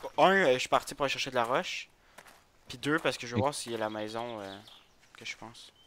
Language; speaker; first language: French; native; French